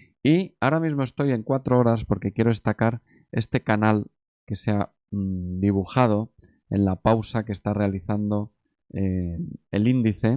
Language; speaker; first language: Spanish; native; Spanish